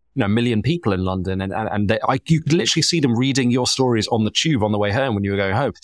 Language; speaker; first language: English; native; English